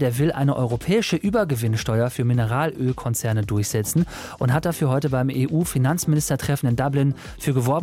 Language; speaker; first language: German; native; German